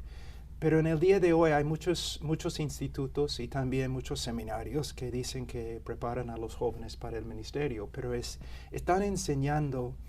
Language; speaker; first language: Spanish; non-native, fluent; English